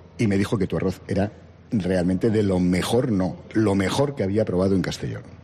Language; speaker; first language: Spanish; native; Spanish